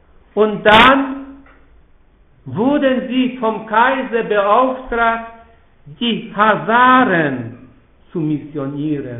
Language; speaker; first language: German; non-native, fluent; Polish